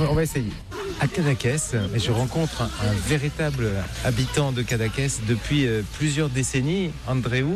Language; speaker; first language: French; native; French